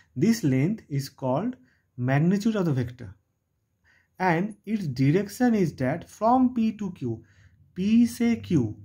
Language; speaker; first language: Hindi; non-native, local second language; Bangla